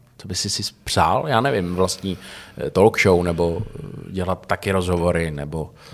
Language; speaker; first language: Czech; native; Czech